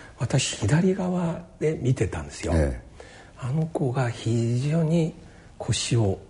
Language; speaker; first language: Japanese; non-native, fluent; Chinese